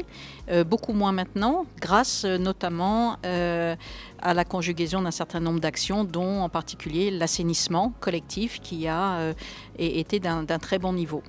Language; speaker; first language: French; native; French